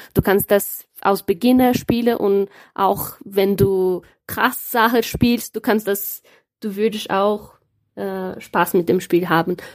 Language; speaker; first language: German; non-native, learner; Portuguese